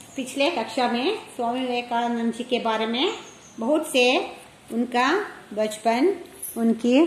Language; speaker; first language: Hindi; non-native, local second language; Kannada